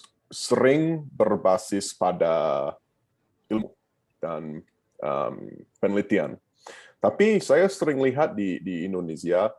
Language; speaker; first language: Indonesian; non-native, fluent; English